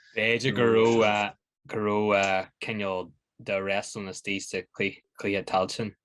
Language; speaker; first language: Irish; native; Irish